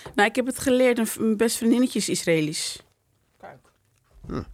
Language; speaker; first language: Dutch; non-native, fluent; Bambara